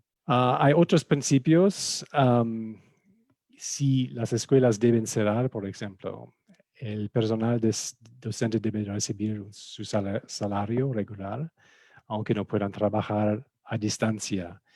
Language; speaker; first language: Spanish; non-native, fluent; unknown